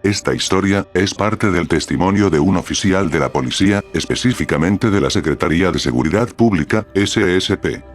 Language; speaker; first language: Spanish; native; Spanish